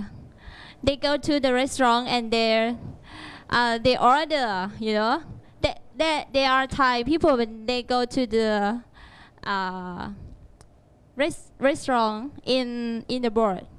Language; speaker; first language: English; non-native, learner; Thai